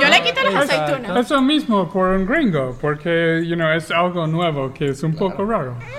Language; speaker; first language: Spanish; non-native, learner; English